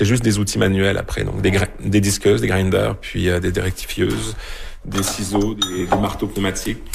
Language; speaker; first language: French; native; French